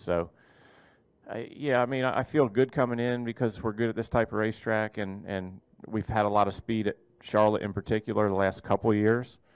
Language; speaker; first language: English; native; English